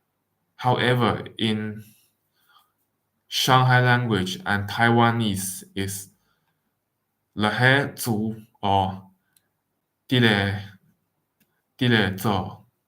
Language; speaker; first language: English; non-native, fluent; Wu Chinese